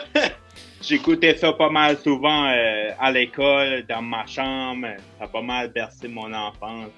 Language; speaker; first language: French; native; French